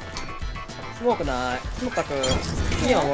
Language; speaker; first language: Japanese; native; Japanese